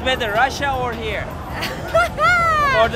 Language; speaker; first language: English; non-native, learner; Turkish